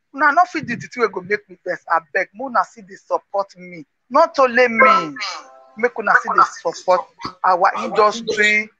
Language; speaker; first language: Nigerian Pidgin; non-native, local second language; Bini